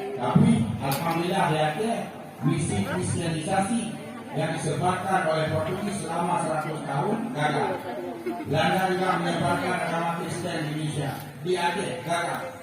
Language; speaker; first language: Malay; non-native, local second language; Achinese